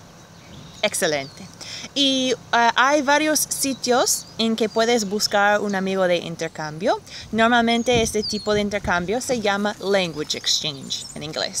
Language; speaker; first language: Spanish; non-native, fluent; English